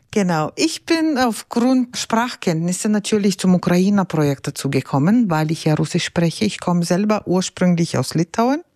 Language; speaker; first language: German; non-native, fluent; Russian